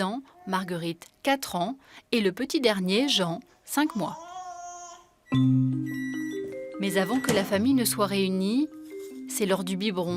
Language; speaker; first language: French; native; French